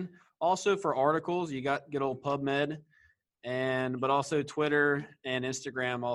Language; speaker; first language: English; native; English